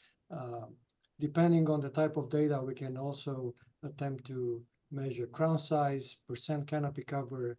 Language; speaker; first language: English; non-native, fluent; Romanian